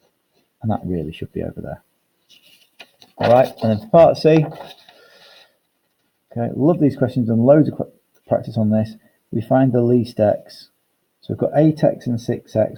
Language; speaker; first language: English; native; English